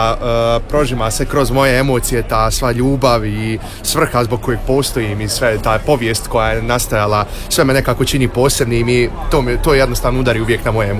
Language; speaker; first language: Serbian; early bilingual, heritage; Croatian